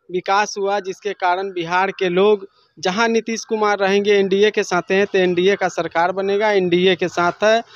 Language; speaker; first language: Hindi; native; Hindi